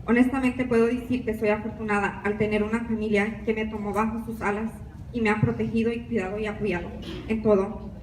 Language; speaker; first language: Spanish; early bilingual, other home language; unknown